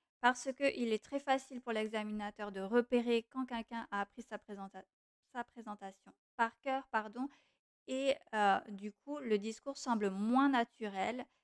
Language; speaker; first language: French; non-native, fluent; Portuguese